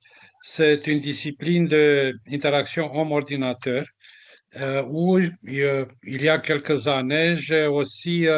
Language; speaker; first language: French; non-native, fluent; Romanian